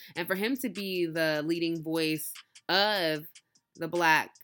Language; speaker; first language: English; early bilingual, other home language; Yoruba